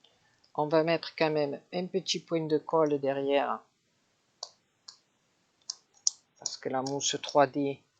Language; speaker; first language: French; native; French